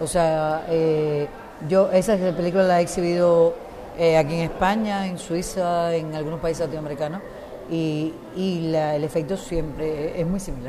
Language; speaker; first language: Spanish; native; Spanish